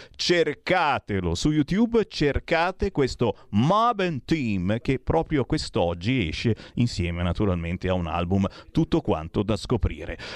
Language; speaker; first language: Italian; native; Italian